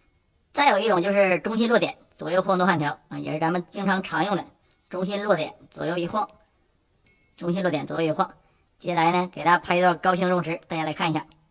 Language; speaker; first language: Chinese; native; Chinese